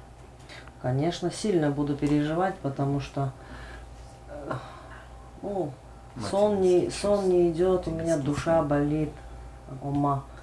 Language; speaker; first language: Russian; non-native, local second language; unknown